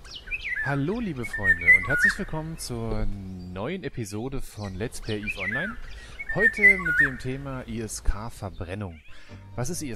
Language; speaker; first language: German; native; German